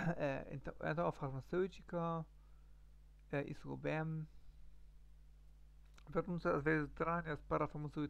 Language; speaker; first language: Portuguese; non-native, learner; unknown